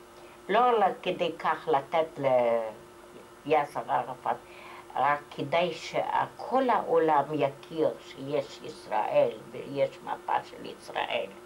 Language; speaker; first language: Hebrew; non-native, fluent; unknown